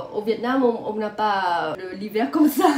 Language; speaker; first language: French; non-native, learner; Vietnamese